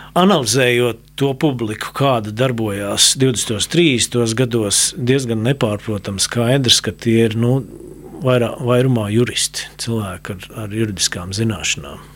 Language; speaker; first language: Latvian; native; Latvian